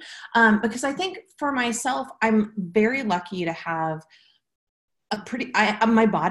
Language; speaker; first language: English; native; English